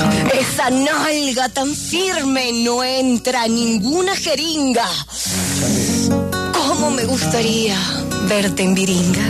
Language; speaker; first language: Spanish; native; Spanish